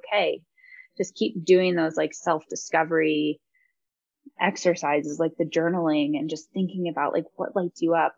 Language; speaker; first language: English; native; English